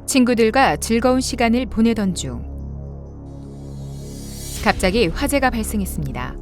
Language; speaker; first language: Korean; non-native, fluent; Vietnamese